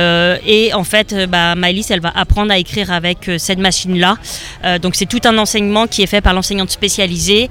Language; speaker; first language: French; native; French